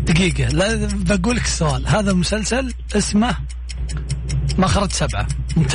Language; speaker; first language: Arabic; native; Arabic